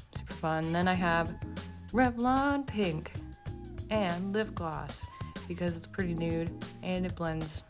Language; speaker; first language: English; native; English